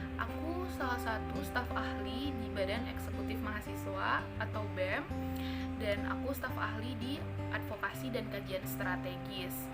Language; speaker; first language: Indonesian; native; Indonesian